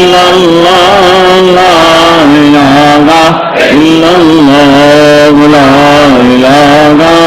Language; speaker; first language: Urdu; native; Urdu